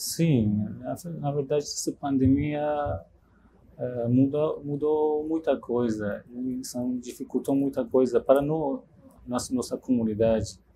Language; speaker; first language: Portuguese; non-native, learner; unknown